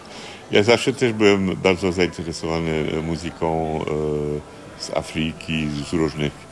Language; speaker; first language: Polish; non-native, fluent; French